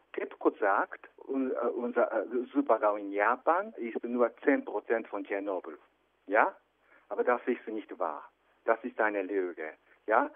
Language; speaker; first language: German; non-native, fluent; Japanese